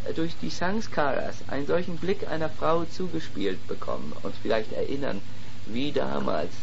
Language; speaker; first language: German; native; German